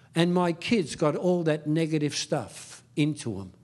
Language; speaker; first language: English; early bilingual, other home language; Dutch